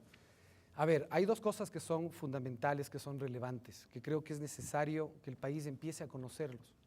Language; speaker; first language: Spanish; native; Spanish